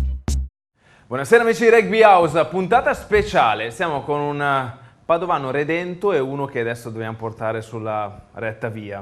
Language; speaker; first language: Italian; native; Italian